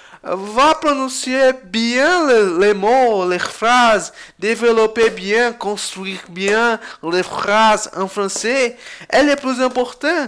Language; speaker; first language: French; non-native, learner; Portuguese